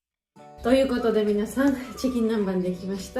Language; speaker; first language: Japanese; non-native, fluent; Georgian